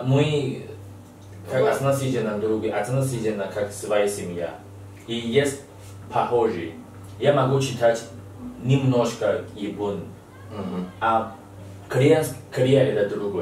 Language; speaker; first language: Russian; non-native, learner; Chinese